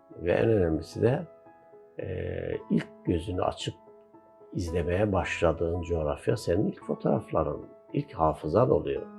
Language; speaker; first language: Turkish; native; Turkish